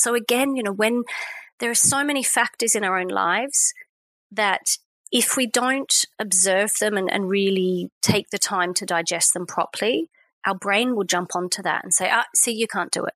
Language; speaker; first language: English; native; English